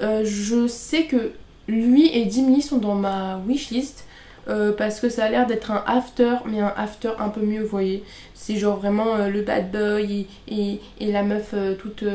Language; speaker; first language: French; native; French